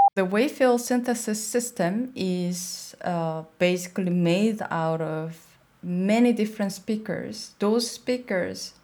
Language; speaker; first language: English; non-native, fluent; Korean